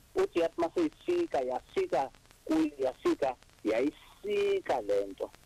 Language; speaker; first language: Zulu; non-native, local second language; Xhosa